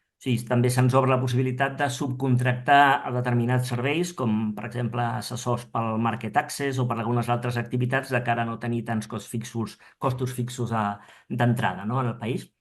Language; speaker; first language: Catalan; non-native, local second language; Spanish